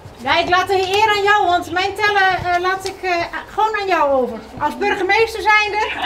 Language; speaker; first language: Dutch; native; Dutch